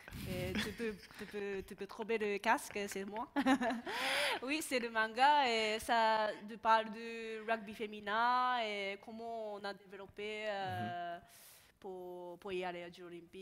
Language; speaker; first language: French; non-native, learner; Japanese